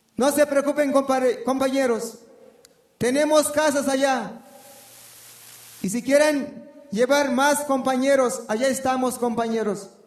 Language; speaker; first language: Spanish; non-native, local second language; Tzotzil